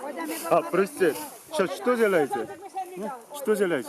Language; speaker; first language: Russian; non-native, fluent; Korean